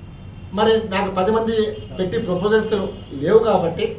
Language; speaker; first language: Telugu; native; Telugu